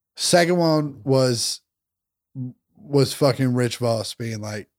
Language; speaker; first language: English; native; English